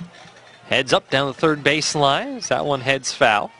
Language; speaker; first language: English; native; English